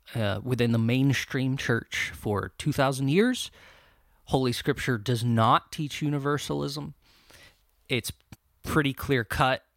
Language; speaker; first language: English; native; English